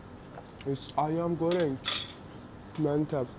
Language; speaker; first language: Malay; non-native, learner; Persian